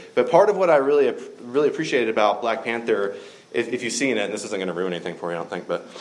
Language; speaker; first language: English; native; English